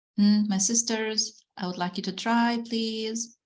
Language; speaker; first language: English; non-native, fluent; Arabic